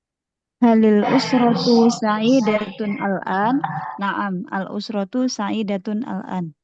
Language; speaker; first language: Arabic; non-native, learner; Indonesian